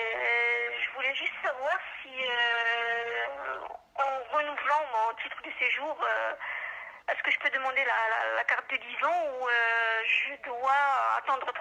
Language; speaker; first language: French; non-native, learner; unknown